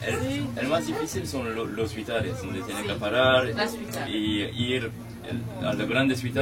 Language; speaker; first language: Spanish; non-native, learner; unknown